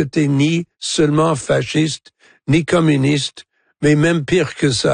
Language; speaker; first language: French; non-native, local second language; English